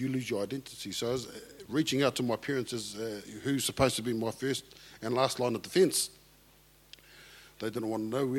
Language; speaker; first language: English; native; English